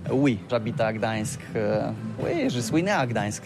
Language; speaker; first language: French; non-native, learner; Polish